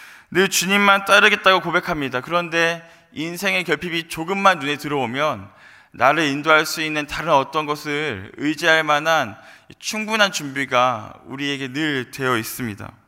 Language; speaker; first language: Korean; native; Korean